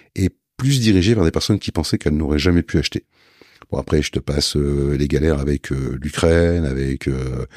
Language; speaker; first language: French; native; French